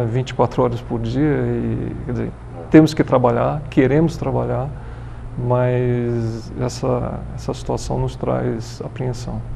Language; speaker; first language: Portuguese; native; Portuguese